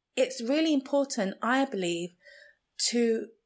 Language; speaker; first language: English; non-native, local second language; Igbo